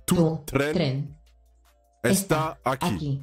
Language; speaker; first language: Spanish; non-native, learner; English